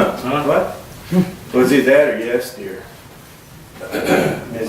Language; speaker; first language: English; native; English